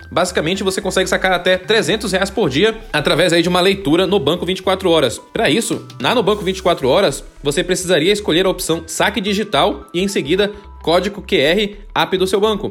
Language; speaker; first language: Portuguese; native; Portuguese